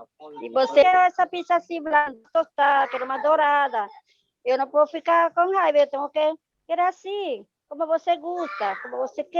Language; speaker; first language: Portuguese; non-native, learner; Spanish